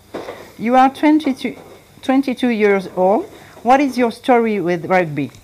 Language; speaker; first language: English; non-native, learner; French